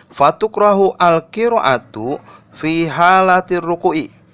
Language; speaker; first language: Arabic; non-native, fluent; Indonesian